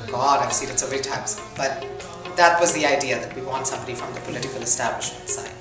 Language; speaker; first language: English; non-native, local second language; Urdu